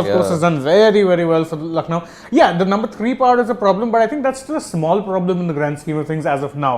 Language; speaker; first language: English; non-native, local second language; Hindi